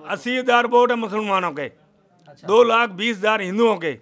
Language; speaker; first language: Hindi; native; Hindi